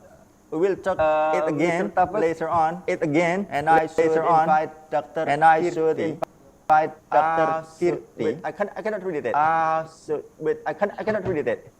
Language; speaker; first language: English; non-native, learner; Indonesian